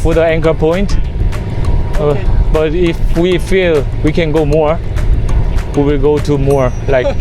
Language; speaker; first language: English; non-native, learner; Korean